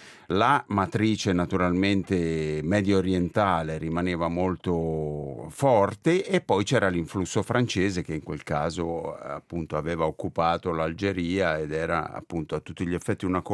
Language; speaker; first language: Italian; native; Italian